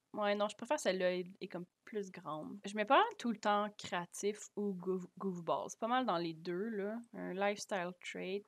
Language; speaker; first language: French; native; French